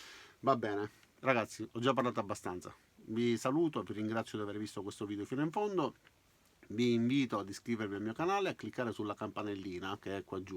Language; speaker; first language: Italian; native; Italian